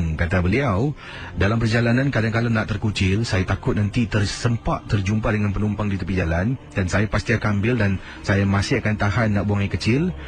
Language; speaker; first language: Malay; native; Malay